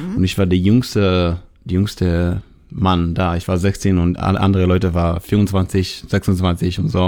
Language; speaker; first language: German; non-native, learner; Hebrew